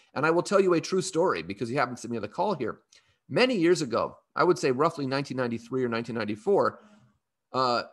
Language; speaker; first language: English; native; English